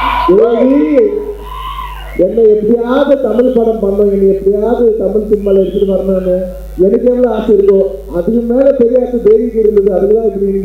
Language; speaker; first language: Tamil; non-native, fluent; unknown